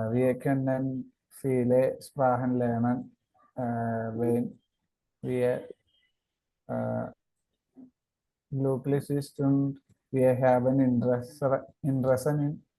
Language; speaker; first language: German; non-native, learner; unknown